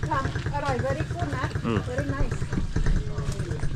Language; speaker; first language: English; non-native, learner; Thai